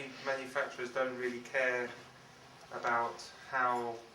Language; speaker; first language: English; native; English